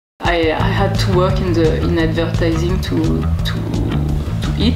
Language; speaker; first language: English; non-native, learner; French